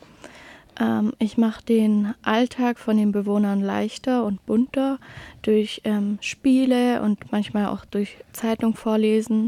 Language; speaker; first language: German; native; German